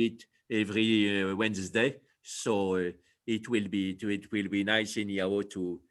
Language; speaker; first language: English; non-native, fluent; French